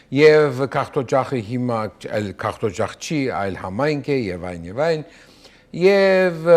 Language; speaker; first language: Armenian; early bilingual, heritage; Armenian